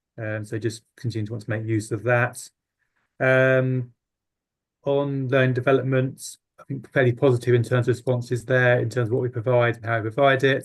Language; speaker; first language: English; native; English